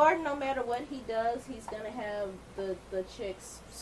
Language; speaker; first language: English; native; English